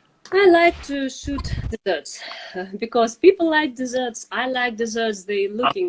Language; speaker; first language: English; non-native, fluent; Russian